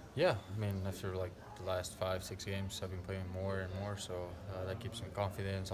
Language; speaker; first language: English; non-native, fluent; Spanish